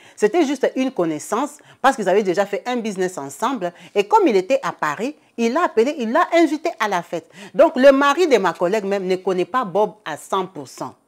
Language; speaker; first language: French; non-native, local second language; Lingala